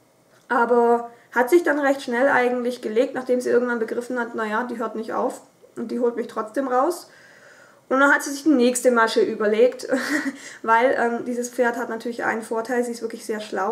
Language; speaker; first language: German; native; German